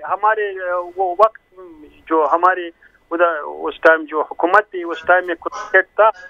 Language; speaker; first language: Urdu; non-native, fluent; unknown